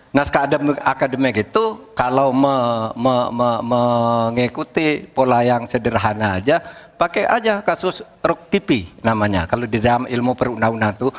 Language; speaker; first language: Indonesian; native; Indonesian